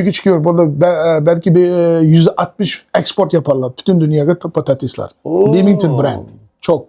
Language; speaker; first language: Turkish; non-native, learner; Uyghur